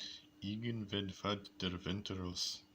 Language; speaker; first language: Danish; non-native, learner; English